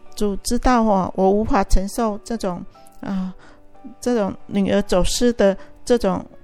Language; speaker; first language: Chinese; native; Chinese